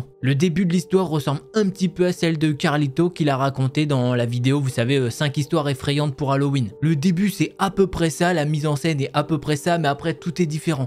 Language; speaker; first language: French; native; French